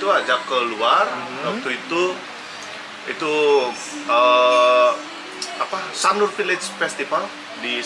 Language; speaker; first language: Indonesian; non-native, local second language; Balinese